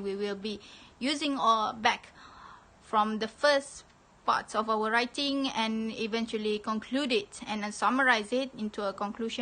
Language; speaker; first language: English; non-native, local second language; Malay